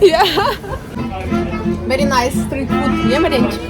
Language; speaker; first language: English; non-native, learner; Ukrainian